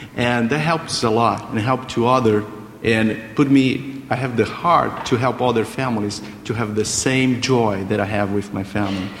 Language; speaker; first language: English; non-native, fluent; Portuguese